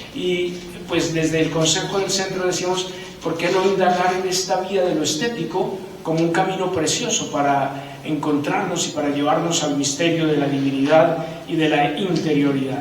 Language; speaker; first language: Spanish; native; Spanish